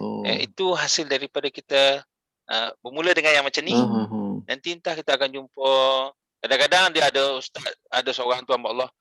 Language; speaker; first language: Malay; native; Malay